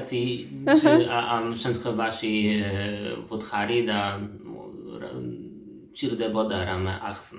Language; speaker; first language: Georgian; non-native, learner; Polish